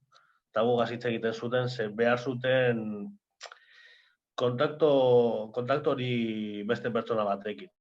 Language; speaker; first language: Basque; non-native, local second language; Spanish